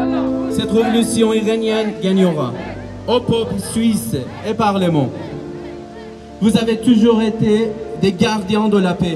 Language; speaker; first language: French; non-native, fluent; Persian